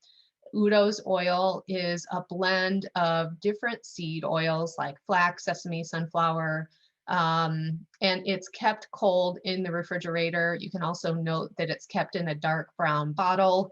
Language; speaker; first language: English; native; English